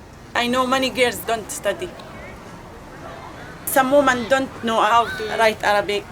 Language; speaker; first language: English; non-native, learner; Arabic